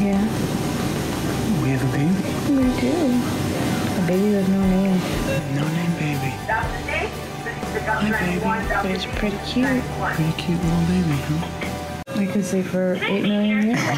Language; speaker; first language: English; native; English